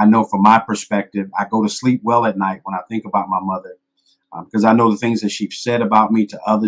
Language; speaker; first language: English; native; English